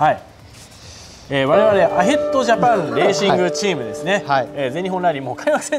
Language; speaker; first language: Japanese; native; Japanese